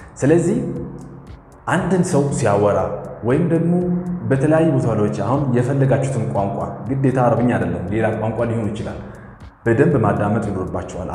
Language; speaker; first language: Amharic; non-native, fluent; Arabic